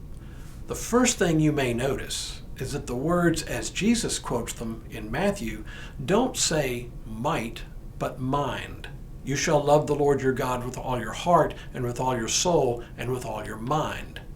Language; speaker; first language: English; native; English